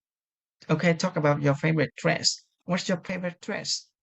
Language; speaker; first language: English; non-native, fluent; Vietnamese